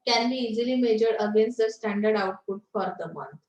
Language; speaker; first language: Hindi; non-native, local second language; Marathi